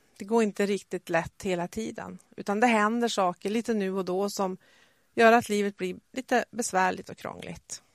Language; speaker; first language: Swedish; native; Swedish